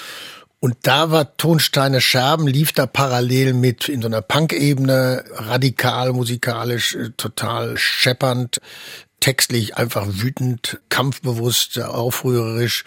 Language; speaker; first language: German; native; German